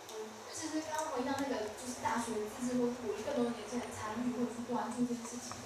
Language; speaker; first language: Chinese; native; Chinese